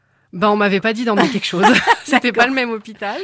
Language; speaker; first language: French; native; French